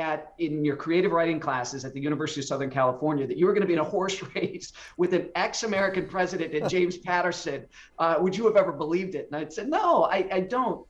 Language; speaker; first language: English; native; English